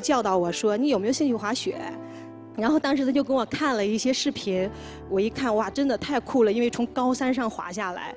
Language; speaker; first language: Chinese; native; Chinese